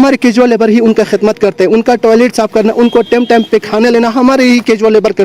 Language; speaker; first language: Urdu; non-native, local second language; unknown